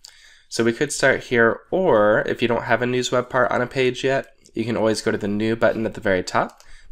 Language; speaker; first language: English; native; English